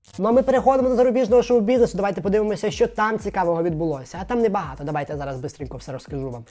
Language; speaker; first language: Ukrainian; native; Ukrainian